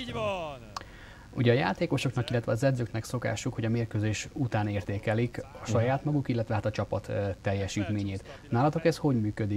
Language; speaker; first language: Hungarian; native; Hungarian